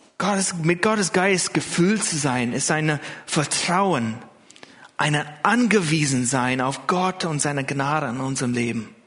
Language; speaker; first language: German; non-native, fluent; English